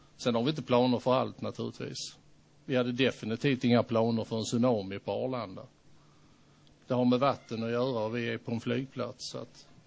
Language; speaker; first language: Swedish; native; Swedish